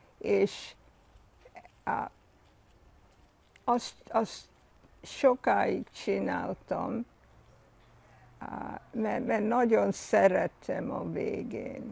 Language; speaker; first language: Hungarian; early bilingual, heritage; Hungarian